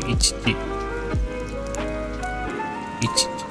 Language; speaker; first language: Japanese; non-native, learner; English